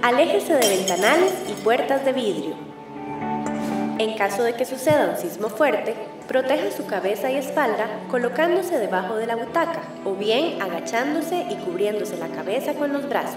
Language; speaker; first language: Spanish; native; Spanish